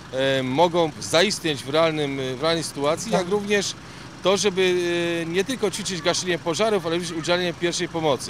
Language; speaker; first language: Polish; native; Polish